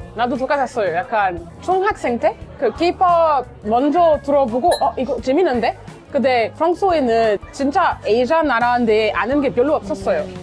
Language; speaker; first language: Korean; non-native, fluent; French